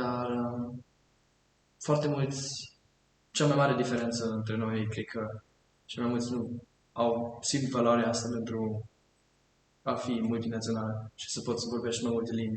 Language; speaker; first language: Romanian; early bilingual, heritage; German